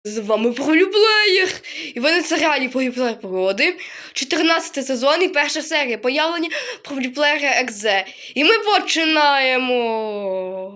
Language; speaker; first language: Ukrainian; native; Ukrainian